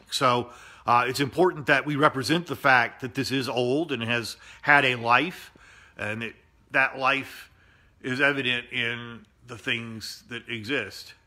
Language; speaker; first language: English; native; English